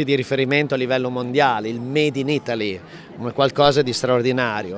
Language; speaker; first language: Italian; native; Italian